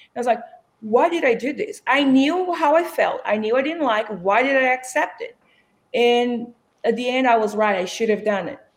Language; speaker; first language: English; non-native, fluent; Portuguese